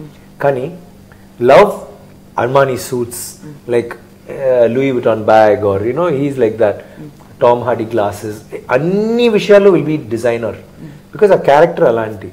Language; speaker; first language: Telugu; non-native, learner; Tamil